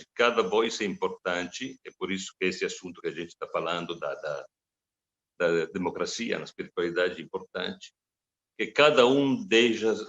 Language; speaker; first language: Portuguese; non-native, fluent; Italian